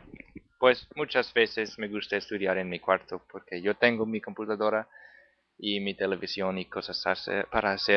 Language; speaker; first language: Spanish; non-native, learner; English